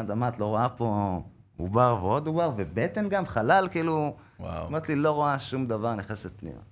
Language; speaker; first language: Hebrew; native; Hebrew